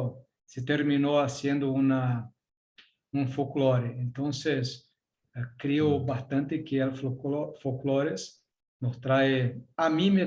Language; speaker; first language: Spanish; non-native, learner; Portuguese